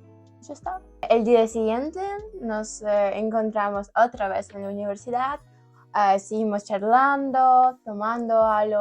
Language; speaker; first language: Spanish; non-native, fluent; Ukrainian